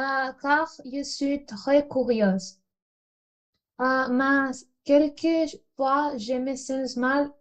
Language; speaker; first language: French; non-native, learner; Spanish